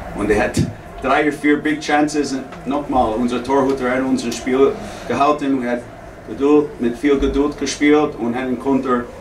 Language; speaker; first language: German; non-native, learner; English